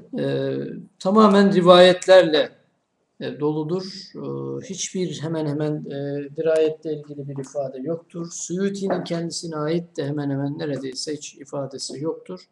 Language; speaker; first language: Turkish; native; Turkish